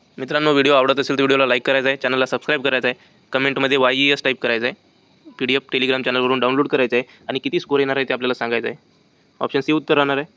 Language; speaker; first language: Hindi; non-native, local second language; Marathi